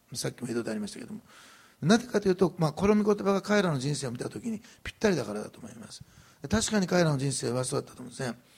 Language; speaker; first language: Japanese; native; Japanese